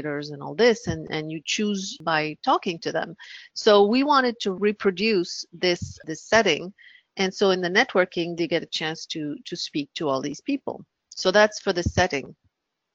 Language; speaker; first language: English; non-native, local second language; French